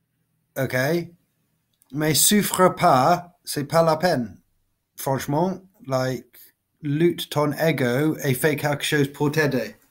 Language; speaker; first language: French; non-native, learner; English